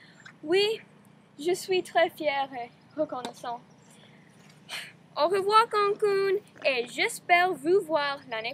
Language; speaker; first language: French; non-native, learner; English